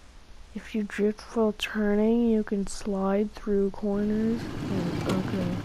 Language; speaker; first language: English; native; English